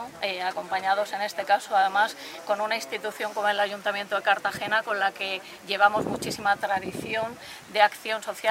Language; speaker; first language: Spanish; native; Spanish